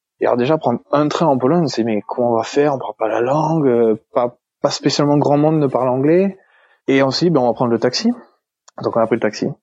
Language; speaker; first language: French; native; French